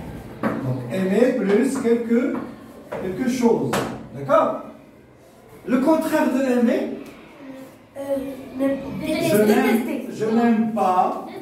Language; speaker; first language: French; non-native, local second language; Arabic